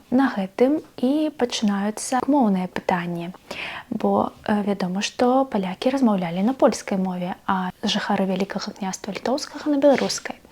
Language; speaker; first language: Belarusian; non-native, local second language; Russian